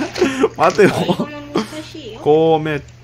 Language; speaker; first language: Japanese; non-native, learner; English